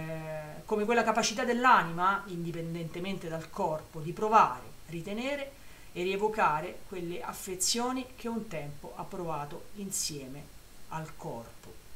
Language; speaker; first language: Italian; native; Italian